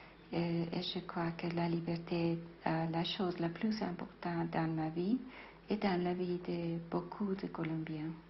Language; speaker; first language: French; non-native, fluent; Spanish